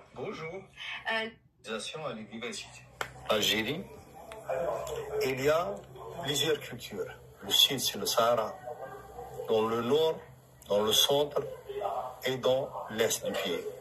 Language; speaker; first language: French; non-native, local second language; Arabic